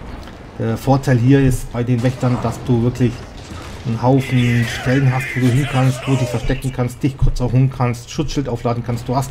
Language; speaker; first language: German; native; German